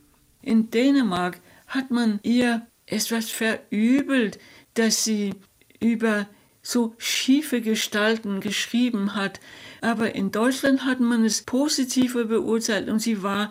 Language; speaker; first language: German; non-native, fluent; Danish